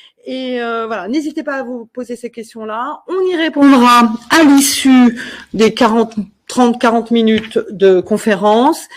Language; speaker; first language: French; native; French